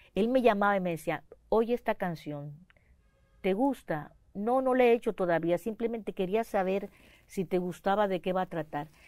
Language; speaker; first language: Spanish; native; Spanish